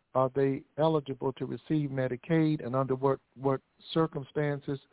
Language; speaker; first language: English; native; English